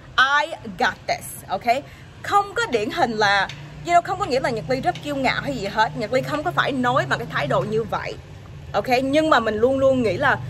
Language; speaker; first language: Vietnamese; early bilingual, heritage; Vietnamese